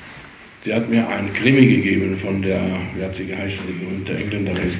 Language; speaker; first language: German; early bilingual, heritage; German